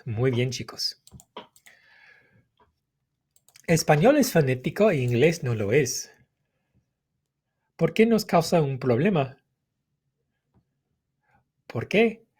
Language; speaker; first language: Spanish; non-native, fluent; English